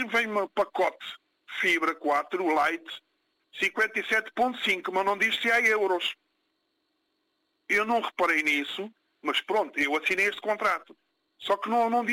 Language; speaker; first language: Portuguese; non-native, local second language; Kabuverdianu